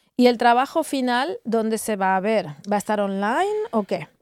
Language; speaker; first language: Spanish; native; Spanish